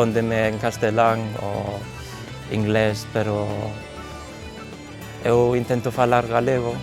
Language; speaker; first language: Galician; non-native, fluent; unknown